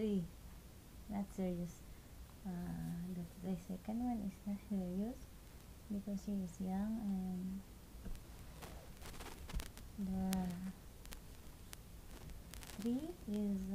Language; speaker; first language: English; non-native, local second language; Cebuano